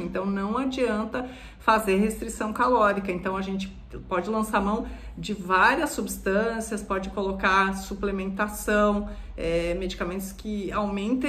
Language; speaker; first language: Portuguese; native; Portuguese